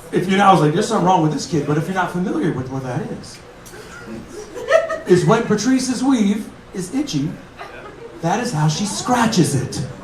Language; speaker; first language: English; native; English